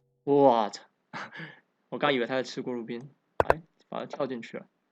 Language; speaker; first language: Chinese; native; Chinese